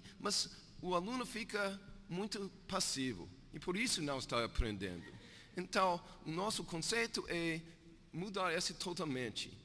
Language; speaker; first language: Portuguese; non-native, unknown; English